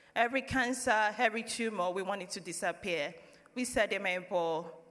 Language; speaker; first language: English; non-native, local second language; Yoruba